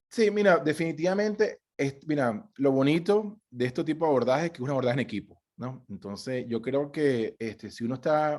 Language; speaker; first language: Spanish; native; Spanish